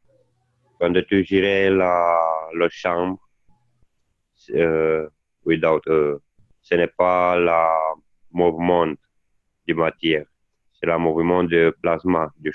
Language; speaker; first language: French; non-native, learner; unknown